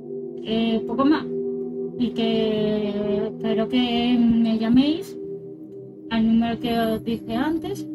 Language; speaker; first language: Spanish; early bilingual, other home language; Russian